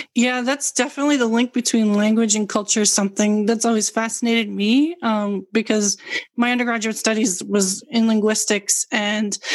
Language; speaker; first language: English; native; English